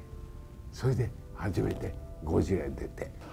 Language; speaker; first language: Japanese; native; Japanese